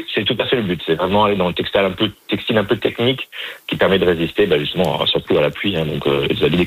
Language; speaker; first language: French; native; French